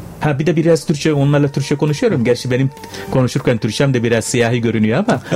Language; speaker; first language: Turkish; non-native, fluent; Arabic